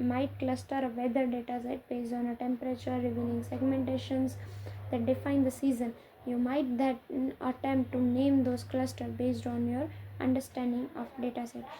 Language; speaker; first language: English; non-native, local second language; Gujarati